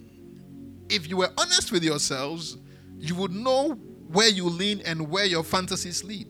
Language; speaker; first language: English; non-native, local second language; Akan